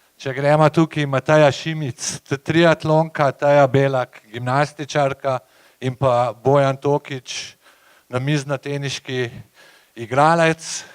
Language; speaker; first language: Slovenian; native; Slovenian